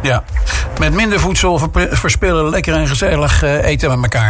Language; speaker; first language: Dutch; native; Dutch